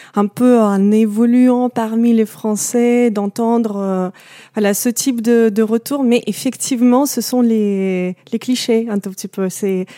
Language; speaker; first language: French; non-native, fluent; Russian